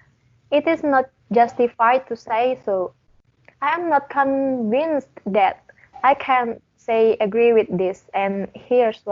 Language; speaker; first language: English; non-native, learner; Indonesian